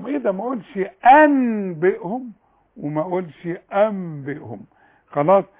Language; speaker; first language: Arabic; native; Arabic